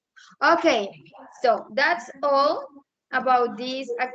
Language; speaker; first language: English; non-native, learner; Spanish